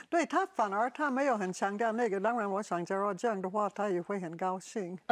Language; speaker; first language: Chinese; non-native, fluent; English